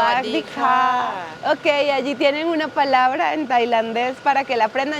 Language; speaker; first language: Spanish; native; Spanish